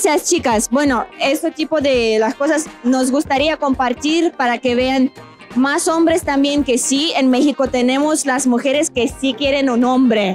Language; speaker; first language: Spanish; non-native, fluent; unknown